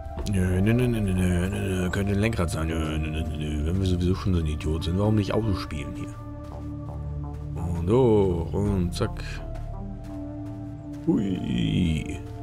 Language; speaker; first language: German; native; German